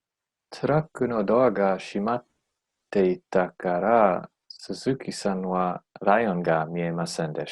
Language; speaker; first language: Japanese; non-native, learner; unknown